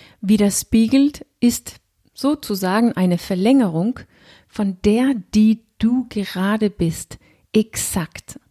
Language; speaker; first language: German; non-native, fluent; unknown